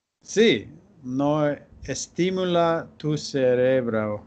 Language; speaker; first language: Spanish; non-native, learner; English